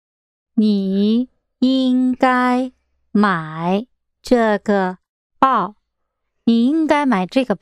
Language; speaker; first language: Chinese; non-native, learner; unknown